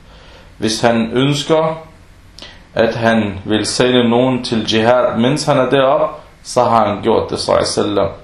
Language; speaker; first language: Danish; early bilingual, other home language; Arabic